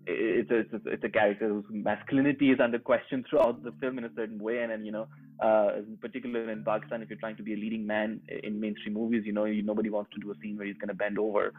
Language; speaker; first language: English; non-native, local second language; Urdu